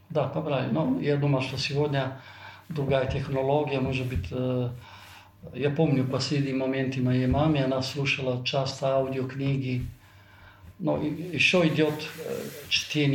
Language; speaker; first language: Russian; non-native, fluent; Italian